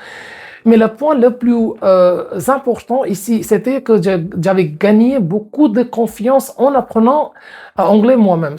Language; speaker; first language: French; non-native, fluent; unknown